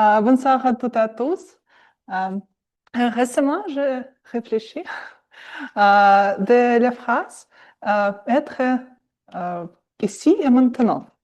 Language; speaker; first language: French; non-native, learner; Russian